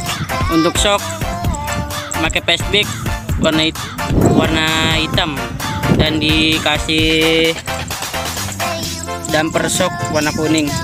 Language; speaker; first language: Indonesian; native; Indonesian